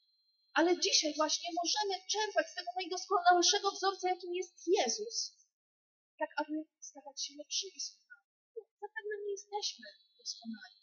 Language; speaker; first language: Polish; native; Polish